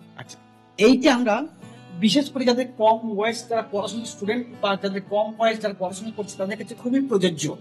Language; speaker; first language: Bangla; non-native, local second language; Santali